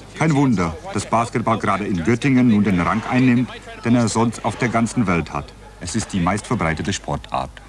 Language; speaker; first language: German; non-native, fluent; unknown